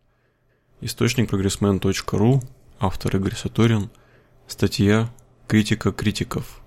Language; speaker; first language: Russian; native; Russian